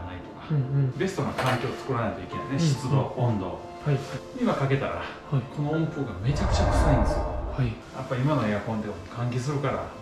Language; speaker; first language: Japanese; native; Japanese